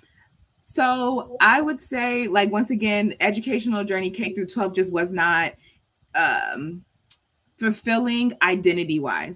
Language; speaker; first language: English; native; English